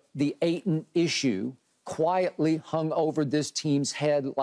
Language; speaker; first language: English; native; English